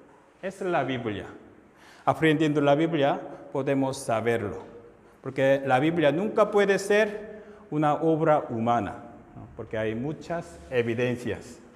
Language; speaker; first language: Spanish; non-native, fluent; Korean